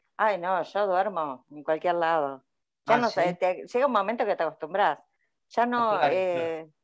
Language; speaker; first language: Spanish; native; Spanish